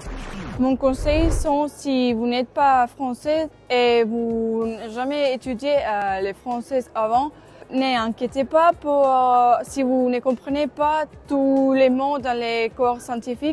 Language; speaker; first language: French; non-native, learner; Spanish